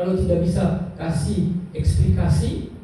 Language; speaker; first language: Indonesian; non-native, learner; French